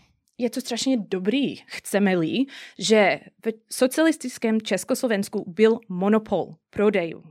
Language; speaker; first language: Czech; non-native, fluent; English